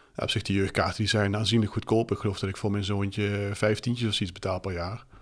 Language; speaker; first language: Dutch; native; Dutch